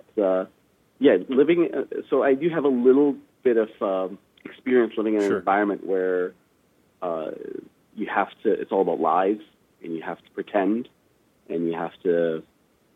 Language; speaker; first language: English; native; English